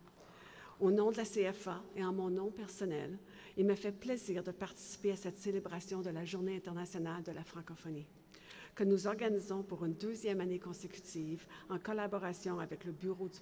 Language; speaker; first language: French; native; French